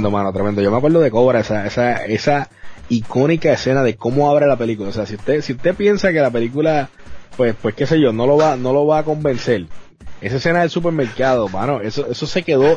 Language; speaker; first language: Spanish; native; Spanish